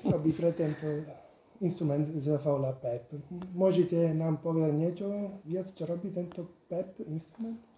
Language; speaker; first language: Slovak; non-native, learner; Italian